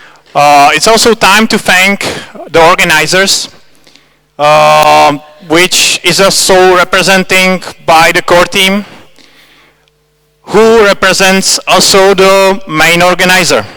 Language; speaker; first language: English; non-native, fluent; Czech